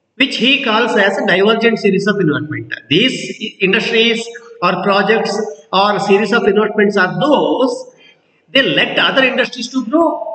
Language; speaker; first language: English; non-native, local second language; Kannada